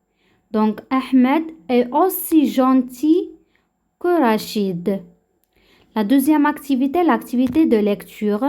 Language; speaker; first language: French; non-native, local second language; Arabic